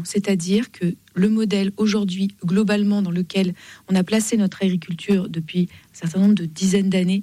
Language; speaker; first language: French; native; French